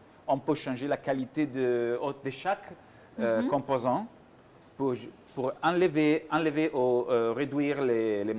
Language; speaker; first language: French; non-native, learner; Italian